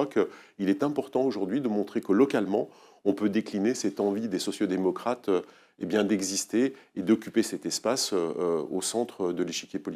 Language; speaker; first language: French; native; French